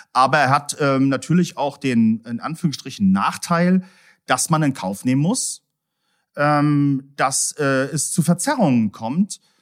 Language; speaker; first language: German; native; German